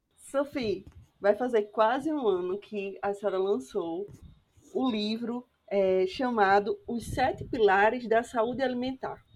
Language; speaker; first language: Portuguese; native; Portuguese